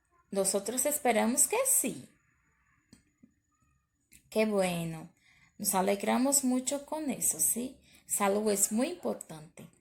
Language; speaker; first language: Spanish; non-native, learner; Portuguese